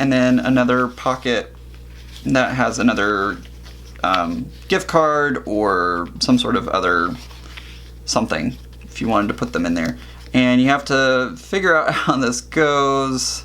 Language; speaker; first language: English; native; English